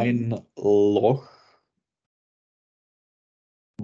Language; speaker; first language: German; non-native, learner; Czech